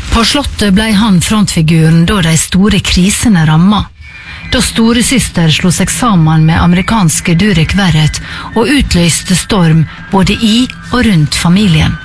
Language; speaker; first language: Norwegian; native; Norwegian